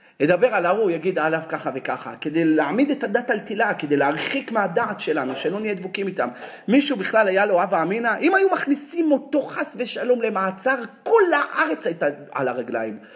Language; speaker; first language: Hebrew; native; Hebrew